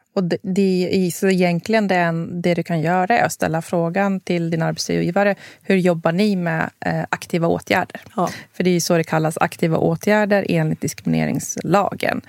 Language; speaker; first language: Swedish; native; Swedish